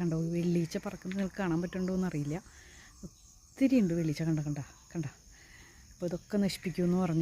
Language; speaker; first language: Malayalam; native; Malayalam